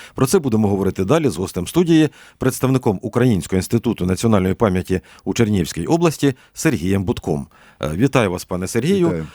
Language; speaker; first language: Ukrainian; native; Ukrainian